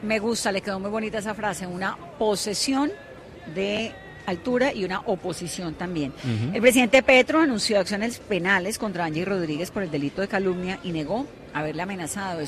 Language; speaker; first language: Spanish; native; Spanish